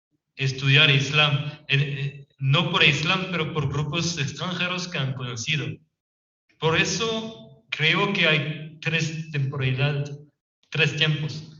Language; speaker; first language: Spanish; non-native, fluent; French